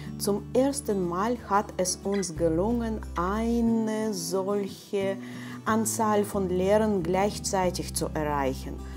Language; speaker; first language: German; non-native, fluent; Russian